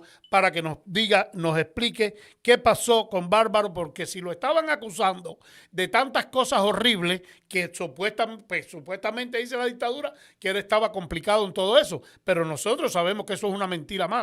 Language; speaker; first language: Spanish; native; Spanish